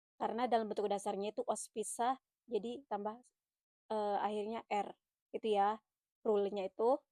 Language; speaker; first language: Indonesian; native; Indonesian